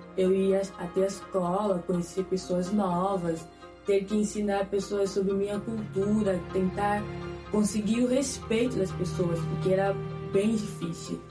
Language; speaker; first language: Portuguese; native; Portuguese